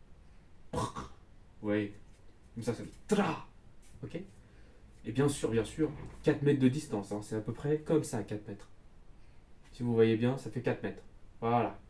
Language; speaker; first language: French; native; French